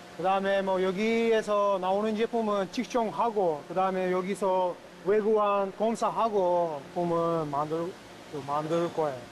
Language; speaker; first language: Korean; non-native, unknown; Uzbek